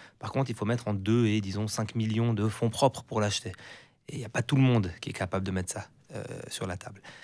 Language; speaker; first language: French; native; French